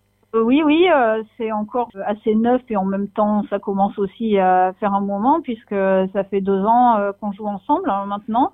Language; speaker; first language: French; native; French